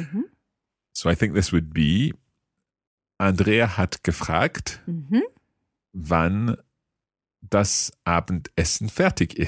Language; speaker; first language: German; non-native, learner; English